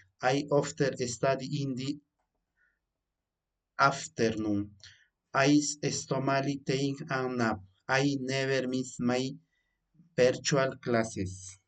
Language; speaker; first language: English; non-native, learner; Spanish